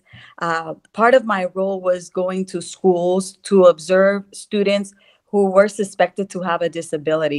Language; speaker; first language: English; non-native, fluent; Spanish